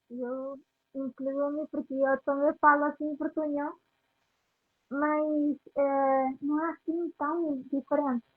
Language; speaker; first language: Portuguese; non-native, fluent; Spanish